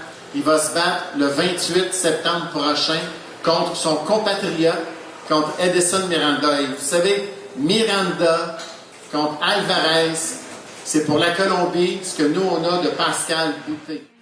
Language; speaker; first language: French; native; French